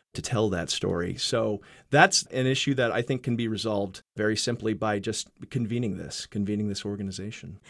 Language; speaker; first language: English; native; English